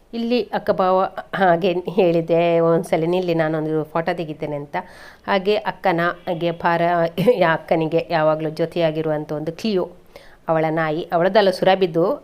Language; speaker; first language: Kannada; native; Kannada